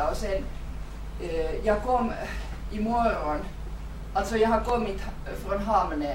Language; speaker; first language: Swedish; non-native, fluent; Finnish